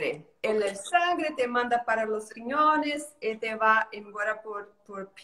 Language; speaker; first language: Spanish; non-native, learner; Portuguese